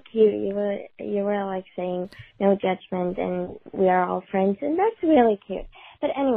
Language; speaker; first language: English; non-native, fluent; Swedish